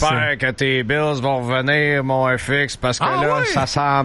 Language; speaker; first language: French; native; French